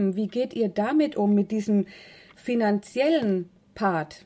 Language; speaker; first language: German; native; German